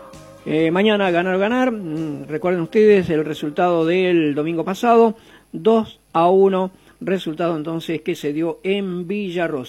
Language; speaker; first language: Spanish; native; Spanish